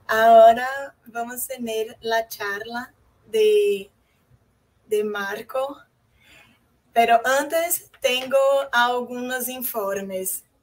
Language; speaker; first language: Spanish; non-native, fluent; Portuguese